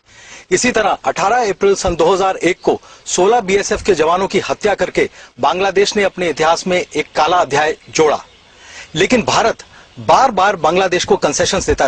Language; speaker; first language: Hindi; native; Hindi